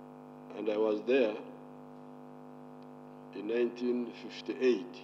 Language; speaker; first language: English; non-native, local second language; Nyankole